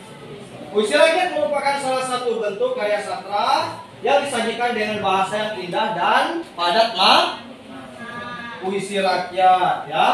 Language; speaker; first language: Indonesian; native; Indonesian